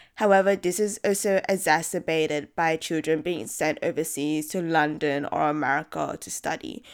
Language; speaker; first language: English; native; English